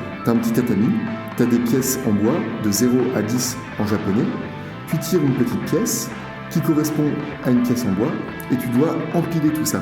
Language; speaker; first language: French; native; French